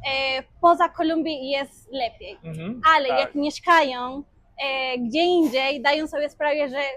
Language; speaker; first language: Polish; non-native, fluent; Spanish